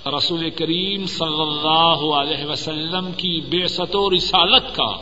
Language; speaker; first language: Urdu; non-native, local second language; Punjabi